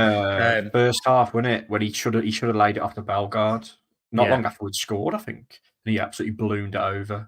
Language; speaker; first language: English; native; English